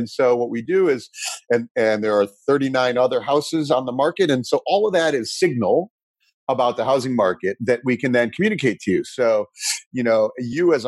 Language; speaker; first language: English; native; English